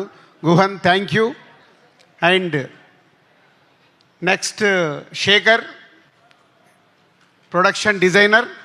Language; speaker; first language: Telugu; native; Telugu